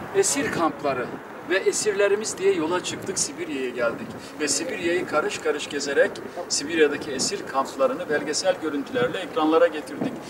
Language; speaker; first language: Turkish; native; Turkish